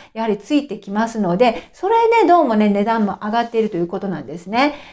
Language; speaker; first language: Japanese; native; Japanese